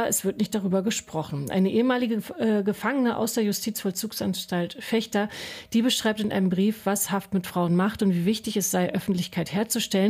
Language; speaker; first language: German; native; German